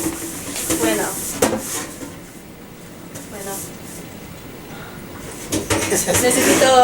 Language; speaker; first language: Spanish; non-native, learner; English